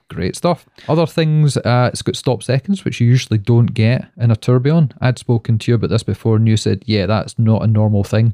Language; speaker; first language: English; native; English